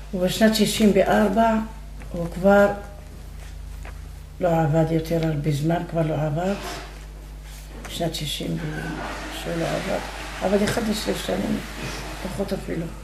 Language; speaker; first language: Hebrew; non-native, fluent; Arabic